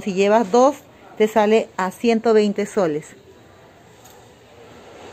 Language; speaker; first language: Spanish; native; Spanish